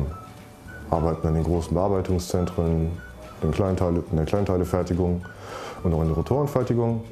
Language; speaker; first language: German; native; German